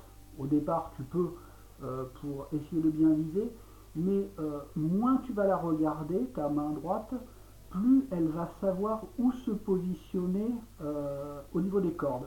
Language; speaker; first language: French; native; French